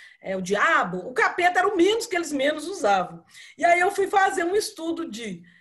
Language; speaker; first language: Portuguese; native; Portuguese